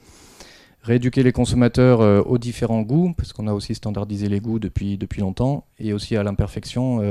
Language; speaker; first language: French; native; French